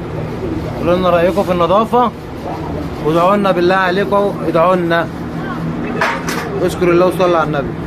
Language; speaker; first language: Arabic; native; Arabic